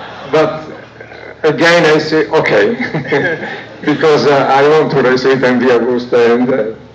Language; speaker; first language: English; non-native, learner; Italian